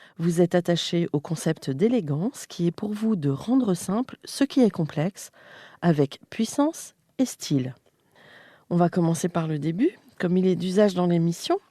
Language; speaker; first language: French; native; French